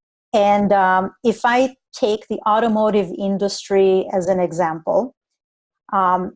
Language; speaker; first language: English; non-native, fluent; Spanish